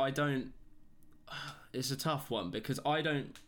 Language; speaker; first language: English; native; English